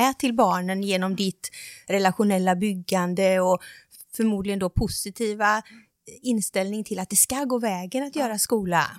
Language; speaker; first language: Swedish; native; Swedish